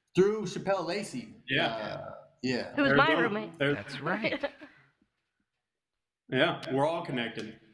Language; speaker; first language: English; native; English